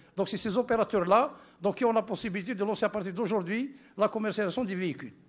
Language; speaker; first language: French; non-native, local second language; Arabic